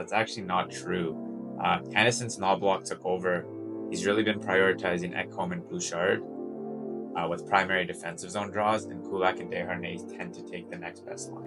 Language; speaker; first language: English; native; English